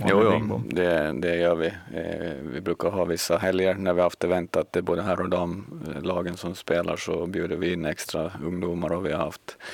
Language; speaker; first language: Swedish; native; Swedish